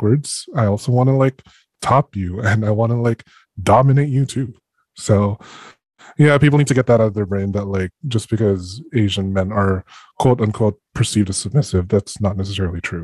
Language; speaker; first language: English; non-native, local second language; Filipino